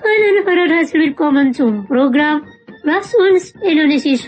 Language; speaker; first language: German; non-native, fluent; Indonesian